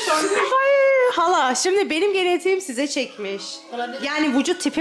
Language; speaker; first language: Turkish; native; Turkish